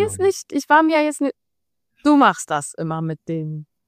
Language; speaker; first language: German; non-native, fluent; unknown